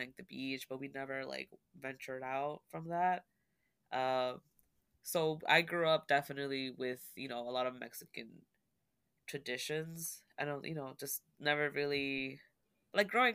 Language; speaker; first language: English; early bilingual, other home language; Spanish